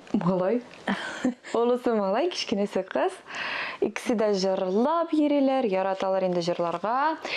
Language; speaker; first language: Tatar; non-native, local second language; Russian